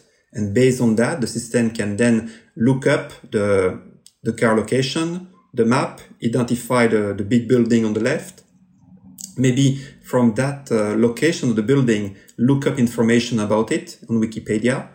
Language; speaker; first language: English; non-native, fluent; French